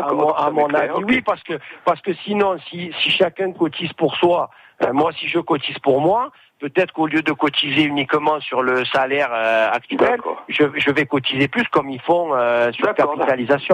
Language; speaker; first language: French; native; French